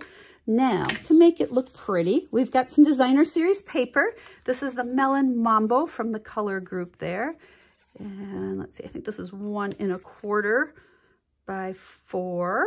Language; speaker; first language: English; native; English